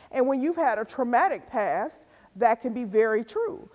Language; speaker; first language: English; native; English